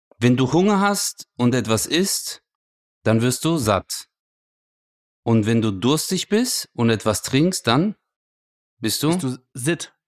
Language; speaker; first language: German; early bilingual, other home language; Turkish